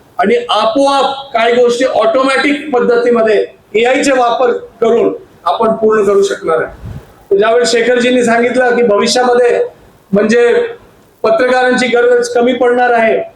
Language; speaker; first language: Marathi; non-native, local second language; Hindi